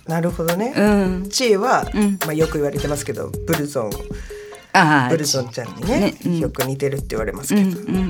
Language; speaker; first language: Japanese; native; Japanese